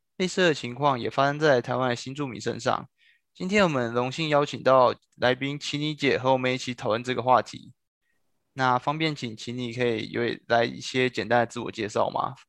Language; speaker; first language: Chinese; native; Chinese